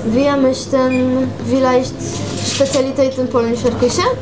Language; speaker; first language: German; non-native, learner; Polish